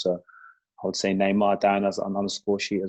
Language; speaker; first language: English; native; English